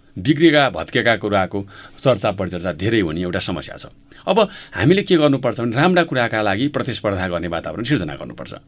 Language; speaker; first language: Nepali; native; Nepali